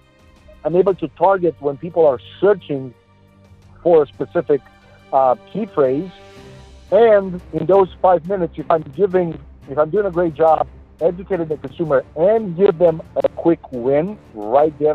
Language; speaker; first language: English; non-native, fluent; Romanian